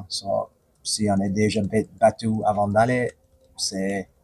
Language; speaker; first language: French; non-native, fluent; English